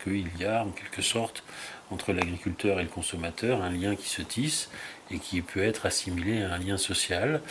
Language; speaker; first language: French; native; French